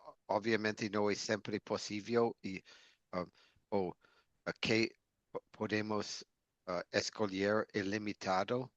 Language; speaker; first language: Portuguese; non-native, learner; English